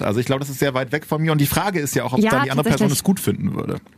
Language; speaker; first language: German; native; German